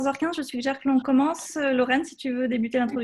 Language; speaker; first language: French; native; French